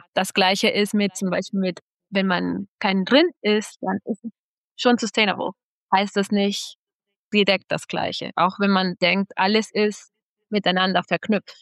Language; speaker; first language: German; non-native, fluent; Spanish